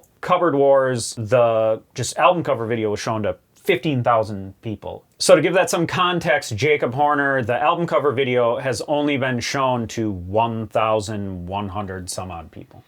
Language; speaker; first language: English; native; English